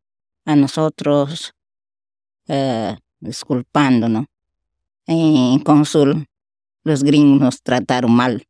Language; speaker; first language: Spanish; non-native, local second language; Shipibo-Conibo